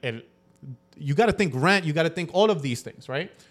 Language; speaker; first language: English; early bilingual, other home language; Spanish